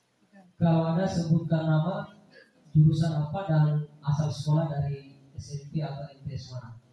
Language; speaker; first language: Indonesian; native; Indonesian